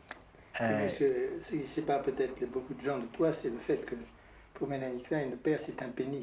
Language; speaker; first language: French; native; French